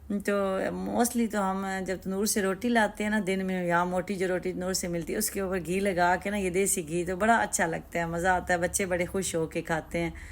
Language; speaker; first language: Urdu; native; Urdu